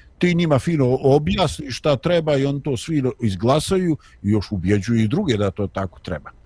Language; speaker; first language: Bosnian; native; Bosnian